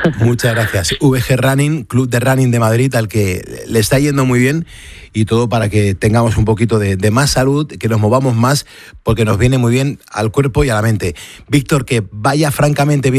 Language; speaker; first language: Spanish; native; Spanish